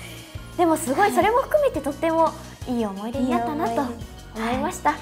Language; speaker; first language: Japanese; native; Japanese